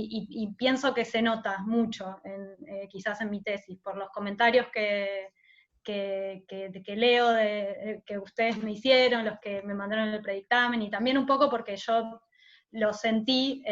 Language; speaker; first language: Spanish; native; Spanish